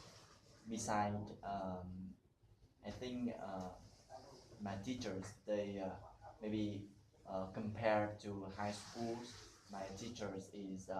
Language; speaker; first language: English; non-native, learner; Vietnamese